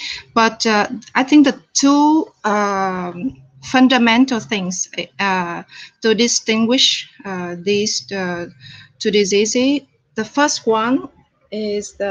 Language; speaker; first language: English; non-native, fluent; Vietnamese